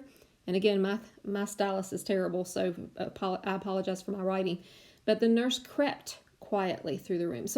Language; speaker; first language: English; native; English